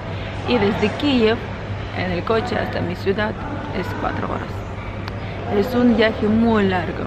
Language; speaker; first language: Spanish; non-native, fluent; Ukrainian